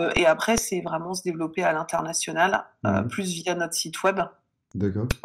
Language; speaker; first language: French; native; French